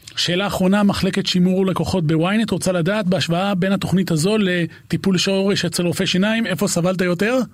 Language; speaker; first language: Hebrew; native; Hebrew